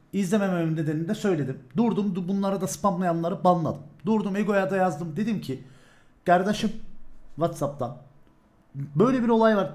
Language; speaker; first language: Turkish; early bilingual, heritage; Turkish